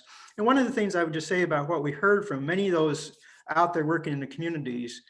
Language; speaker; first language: English; native; English